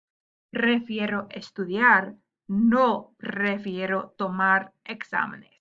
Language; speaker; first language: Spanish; non-native, learner; English